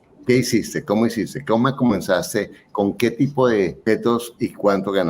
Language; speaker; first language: Spanish; native; Spanish